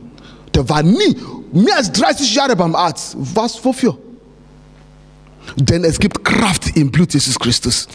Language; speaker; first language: German; non-native, fluent; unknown